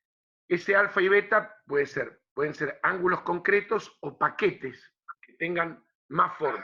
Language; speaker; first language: Spanish; native; Spanish